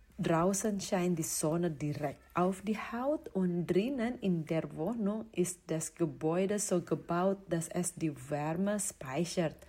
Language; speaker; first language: German; non-native, fluent; Indonesian